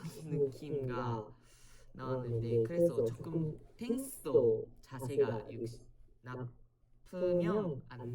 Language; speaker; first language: Korean; non-native, learner; Japanese